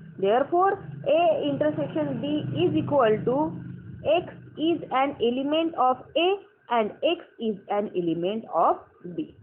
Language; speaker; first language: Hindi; non-native, local second language; Marathi